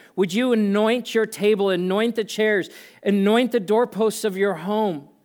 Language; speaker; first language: English; native; English